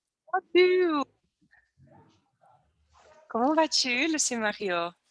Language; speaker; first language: French; non-native, learner; Portuguese